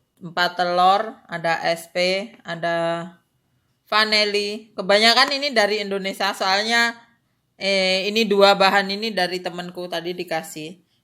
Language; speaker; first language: Indonesian; native; Indonesian